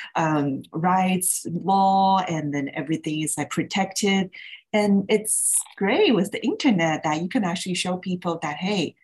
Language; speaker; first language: English; early bilingual, other home language; Thai